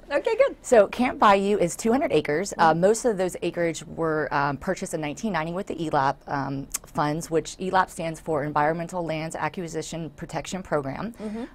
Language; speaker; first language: English; native; English